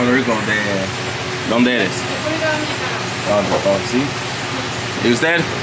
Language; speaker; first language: Spanish; non-native, learner; English